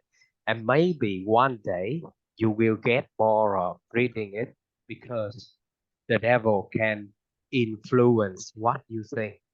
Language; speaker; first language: English; non-native, fluent; Vietnamese